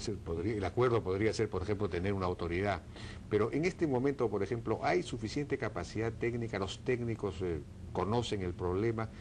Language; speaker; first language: Spanish; native; Spanish